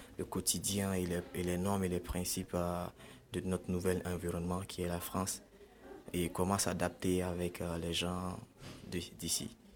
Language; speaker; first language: French; non-native, fluent; English